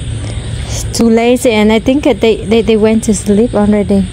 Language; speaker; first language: English; non-native, learner; Vietnamese